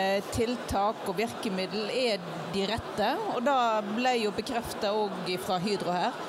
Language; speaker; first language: Norwegian; native; Norwegian